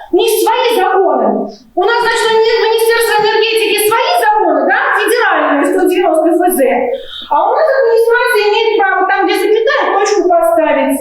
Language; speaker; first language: Russian; native; Russian